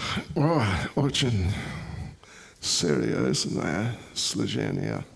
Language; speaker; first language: Russian; non-native, learner; English